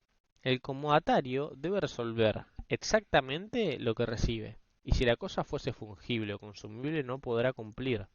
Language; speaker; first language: Spanish; native; Spanish